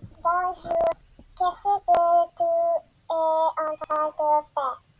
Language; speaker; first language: French; non-native, learner; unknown